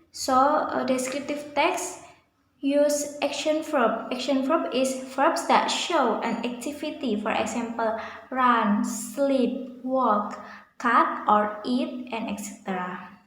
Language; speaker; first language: English; non-native, learner; Indonesian